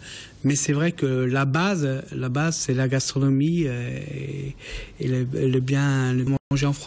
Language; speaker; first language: French; native; French